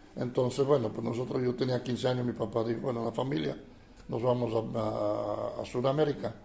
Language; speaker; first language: Spanish; non-native, fluent; Dutch